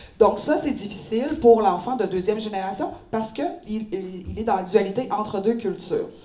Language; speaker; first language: French; native; French